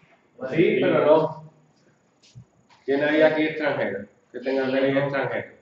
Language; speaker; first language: Spanish; native; Spanish